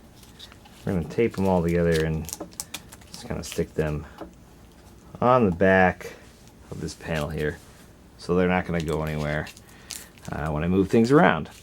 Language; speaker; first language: English; native; English